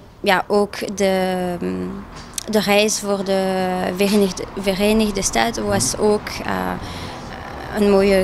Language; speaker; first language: Dutch; non-native, local second language; French